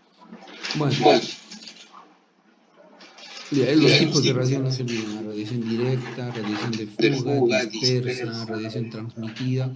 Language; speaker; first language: Spanish; native; Spanish